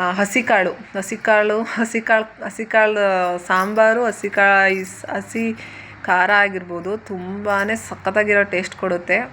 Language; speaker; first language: Kannada; native; Kannada